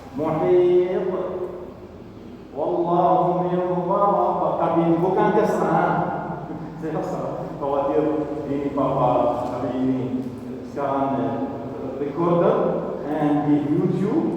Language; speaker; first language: Indonesian; non-native, learner; Arabic